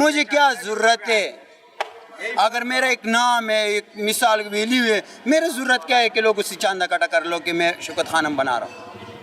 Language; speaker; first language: Urdu; non-native, local second language; Pashto